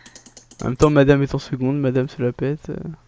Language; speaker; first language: French; native; French